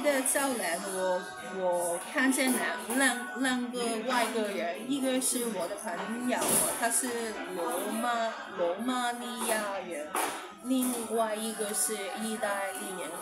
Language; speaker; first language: Chinese; non-native, local second language; Cantonese